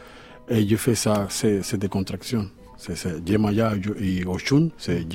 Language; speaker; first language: French; non-native, learner; Spanish